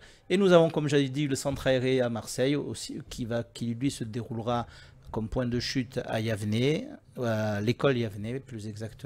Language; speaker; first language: French; native; French